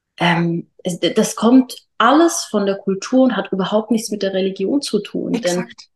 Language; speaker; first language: German; early bilingual, other home language; Arabic